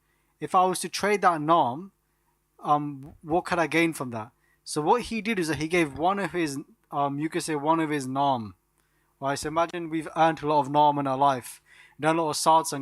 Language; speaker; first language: English; non-native, local second language; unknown